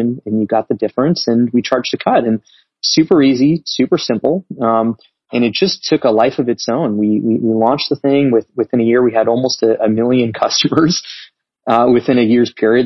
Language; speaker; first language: English; native; English